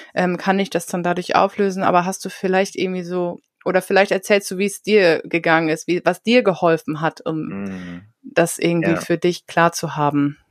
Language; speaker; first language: German; native; German